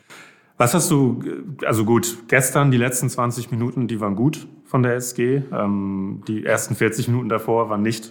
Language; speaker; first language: German; native; German